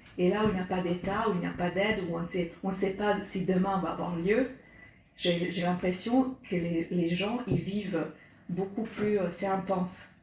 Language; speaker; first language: French; non-native, fluent; Serbian